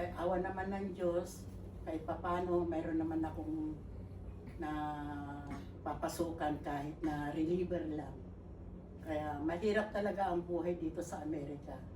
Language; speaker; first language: Filipino; non-native, local second language; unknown